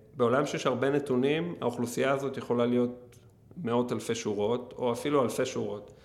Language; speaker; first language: Hebrew; native; Hebrew